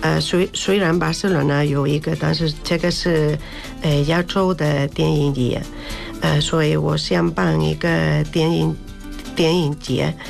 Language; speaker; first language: Chinese; non-native, learner; Spanish